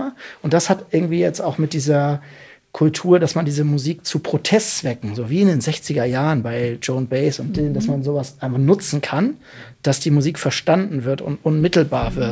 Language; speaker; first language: German; native; German